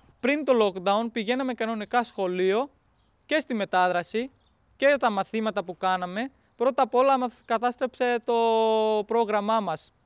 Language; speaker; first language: Greek; non-native, fluent; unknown